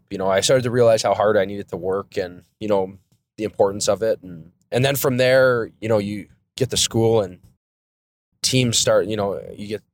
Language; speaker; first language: English; native; English